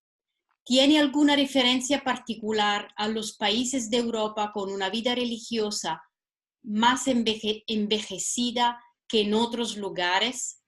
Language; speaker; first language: Spanish; non-native, learner; Italian